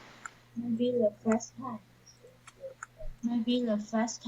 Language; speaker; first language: English; non-native, learner; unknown